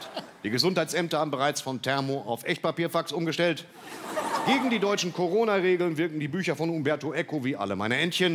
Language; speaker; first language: German; native; German